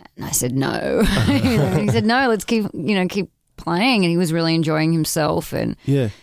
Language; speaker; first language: English; native; English